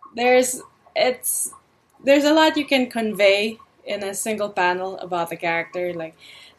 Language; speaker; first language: English; non-native, local second language; Filipino